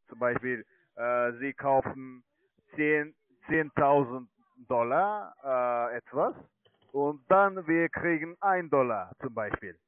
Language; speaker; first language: German; non-native, learner; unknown